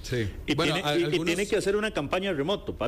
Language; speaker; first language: Spanish; native; Spanish